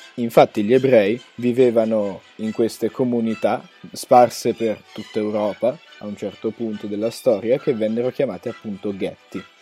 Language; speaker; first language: Italian; native; Italian